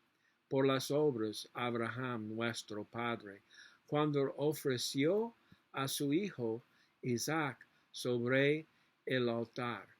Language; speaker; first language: Spanish; non-native, learner; English